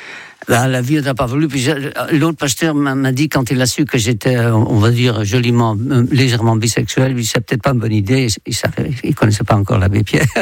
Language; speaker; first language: French; non-native, fluent; Dutch